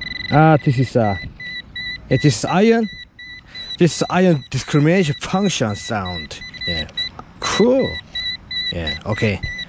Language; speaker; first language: English; non-native, learner; Korean